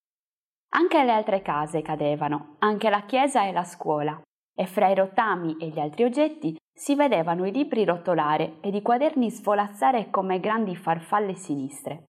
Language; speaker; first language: Italian; native; Italian